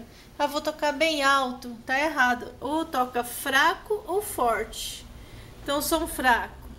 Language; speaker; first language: Portuguese; native; Portuguese